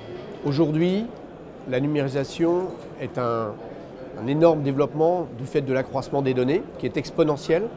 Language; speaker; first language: French; native; French